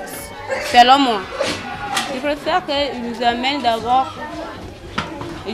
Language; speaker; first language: French; non-native, local second language; Swahili